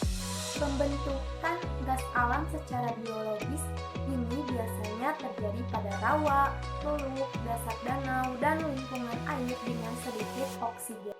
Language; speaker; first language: Indonesian; native; Indonesian